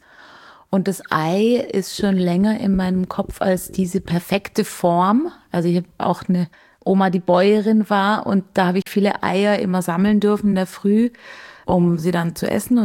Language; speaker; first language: German; native; German